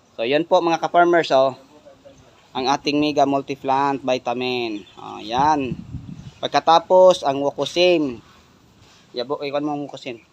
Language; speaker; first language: Filipino; non-native, local second language; Cebuano